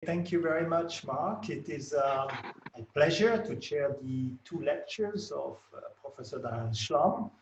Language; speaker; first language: English; non-native, fluent; French